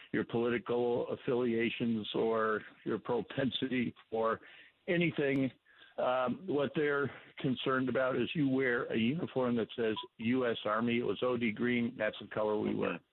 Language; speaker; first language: English; native; English